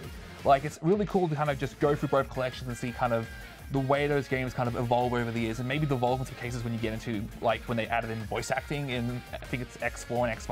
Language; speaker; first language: English; native; English